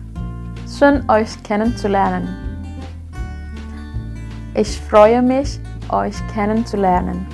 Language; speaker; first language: German; non-native, learner; Indonesian